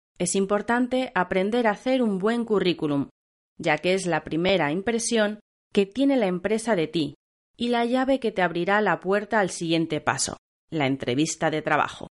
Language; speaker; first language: Spanish; native; Spanish